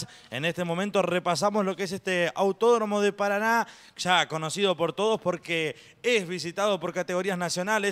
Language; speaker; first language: Spanish; native; Spanish